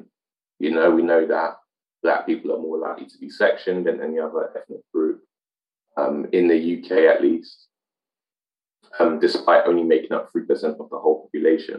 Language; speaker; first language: English; native; English